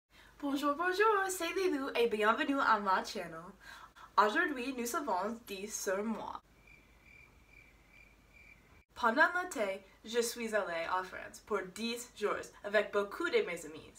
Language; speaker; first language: French; non-native, learner; English